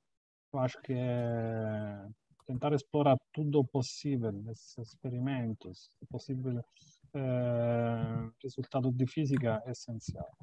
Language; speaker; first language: Portuguese; non-native, fluent; Italian